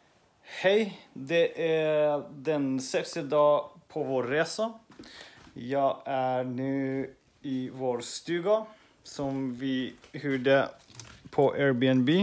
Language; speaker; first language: Swedish; non-native, learner; Finnish